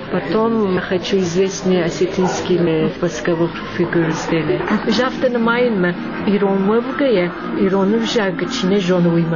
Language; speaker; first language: Russian; non-native, learner; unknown